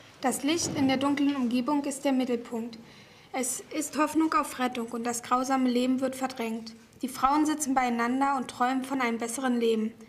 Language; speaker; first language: German; native; German